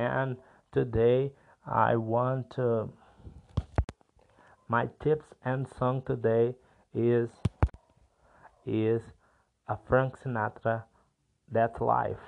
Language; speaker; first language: English; non-native, learner; Portuguese